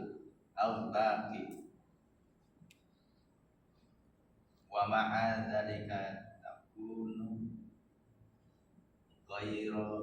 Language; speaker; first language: Arabic; non-native, learner; Indonesian